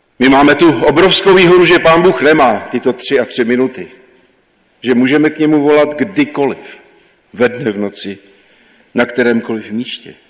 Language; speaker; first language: Czech; native; Czech